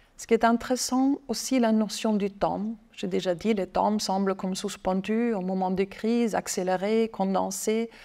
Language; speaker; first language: French; non-native, fluent; German